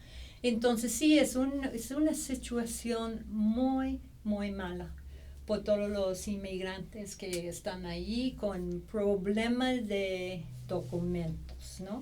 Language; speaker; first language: Spanish; non-native, fluent; English